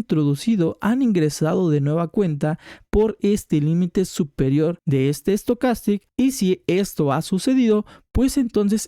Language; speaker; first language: Spanish; native; Spanish